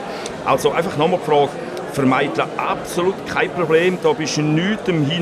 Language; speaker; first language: German; native; German